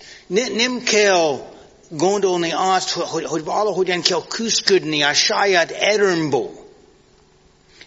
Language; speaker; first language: Hungarian; non-native, fluent; English